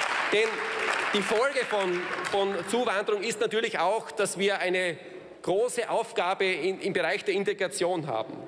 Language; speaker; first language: German; native; German